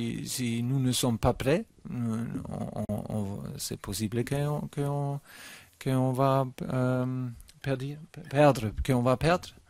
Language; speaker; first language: French; non-native, fluent; German